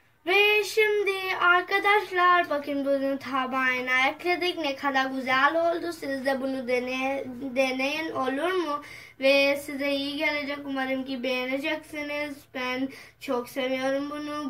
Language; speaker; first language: Turkish; non-native, learner; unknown